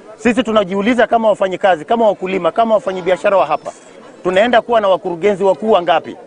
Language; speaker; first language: Swahili; non-native, local second language; Luyia